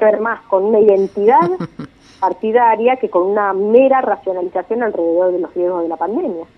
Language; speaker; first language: Spanish; native; Spanish